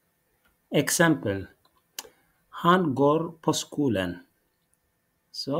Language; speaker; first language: Norwegian; non-native, learner; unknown